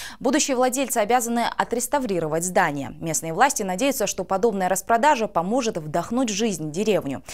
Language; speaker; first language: Russian; non-native, local second language; Kyrgyz